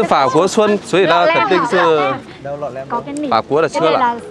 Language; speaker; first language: Chinese; non-native, learner; Vietnamese